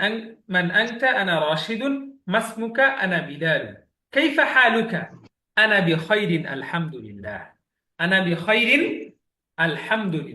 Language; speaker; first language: Arabic; non-native, fluent; Bangla